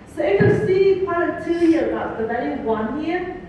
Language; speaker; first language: English; non-native, fluent; Vietnamese